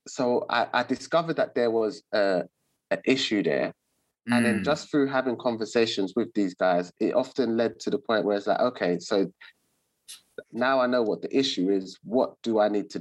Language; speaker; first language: English; native; English